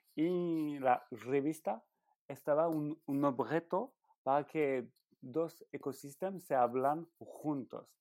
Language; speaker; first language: Spanish; non-native, learner; French